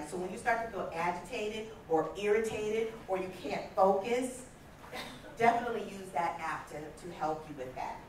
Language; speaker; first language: English; native; English